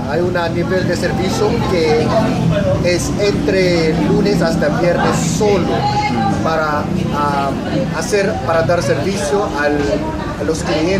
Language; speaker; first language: Spanish; non-native, fluent; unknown